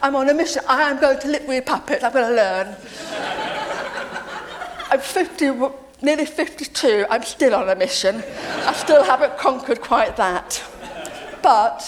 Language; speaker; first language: English; native; English